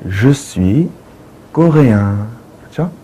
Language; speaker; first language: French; non-native, fluent; Korean